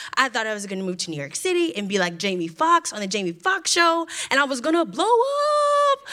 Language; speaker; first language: English; native; English